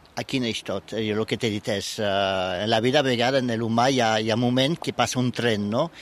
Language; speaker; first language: Catalan; non-native, fluent; French